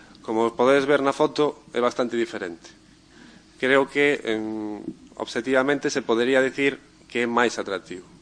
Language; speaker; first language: Galician; non-native, local second language; Spanish